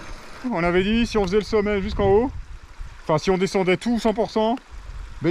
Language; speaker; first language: French; native; French